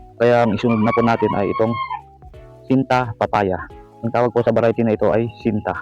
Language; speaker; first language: Filipino; native; Filipino